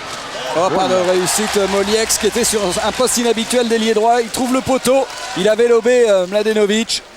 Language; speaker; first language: French; native; French